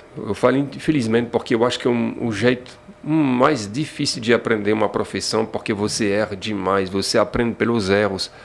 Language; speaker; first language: Portuguese; non-native, fluent; French